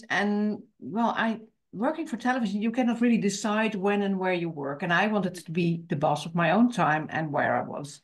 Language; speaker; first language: English; non-native, fluent; Dutch